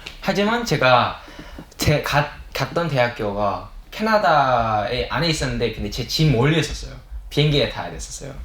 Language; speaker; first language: Korean; early bilingual, heritage; English